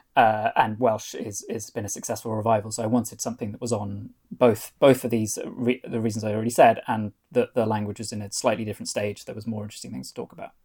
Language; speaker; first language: English; non-native, local second language; Welsh